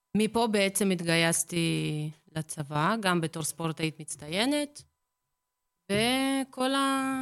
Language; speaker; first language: Hebrew; early bilingual, other home language; Russian